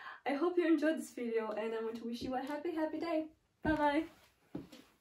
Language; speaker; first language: English; non-native, fluent; Georgian